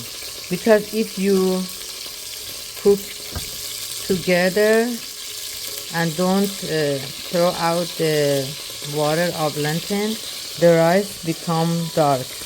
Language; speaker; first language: English; non-native, learner; Persian